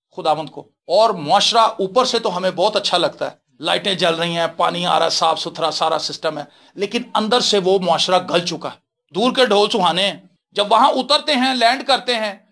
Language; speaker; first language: Urdu; non-native, local second language; Punjabi